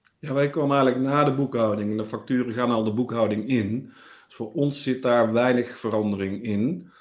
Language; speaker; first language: Dutch; native; Dutch